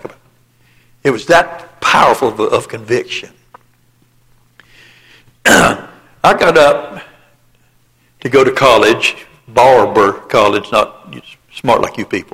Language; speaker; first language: English; native; English